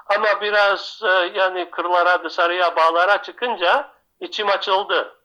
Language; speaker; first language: Turkish; non-native, local second language; Greek